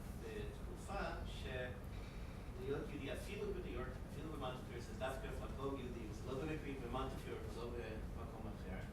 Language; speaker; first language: Hebrew; non-native, fluent; English